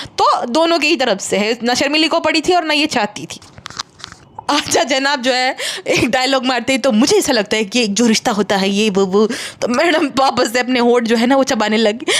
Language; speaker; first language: Hindi; native; Hindi